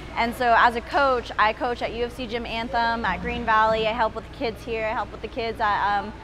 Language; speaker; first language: English; native; English